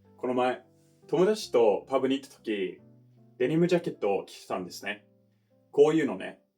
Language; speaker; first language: Japanese; non-native, fluent; English